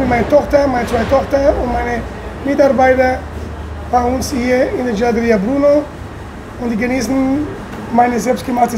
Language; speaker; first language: German; non-native, fluent; Italian